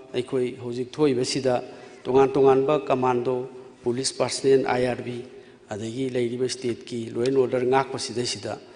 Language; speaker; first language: Manipuri; non-native, local second language; Tangkhul Naga (India)